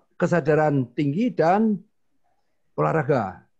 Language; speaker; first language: Indonesian; native; Indonesian